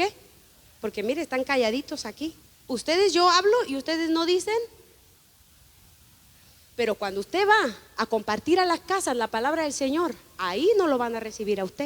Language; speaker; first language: Spanish; native; Spanish